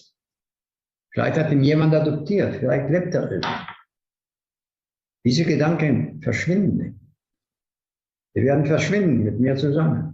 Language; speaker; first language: German; non-native, fluent; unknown